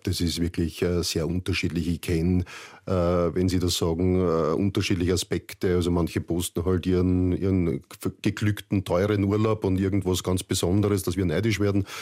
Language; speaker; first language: German; native; German